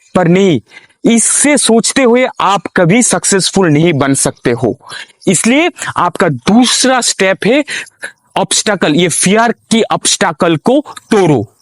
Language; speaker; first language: Hindi; non-native, local second language; Bangla